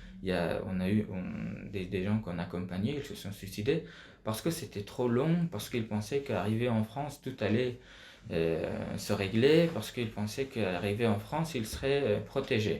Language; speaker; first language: French; non-native, fluent; Persian